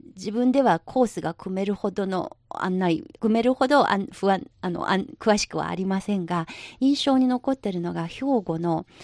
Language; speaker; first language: Japanese; non-native, local second language; Chinese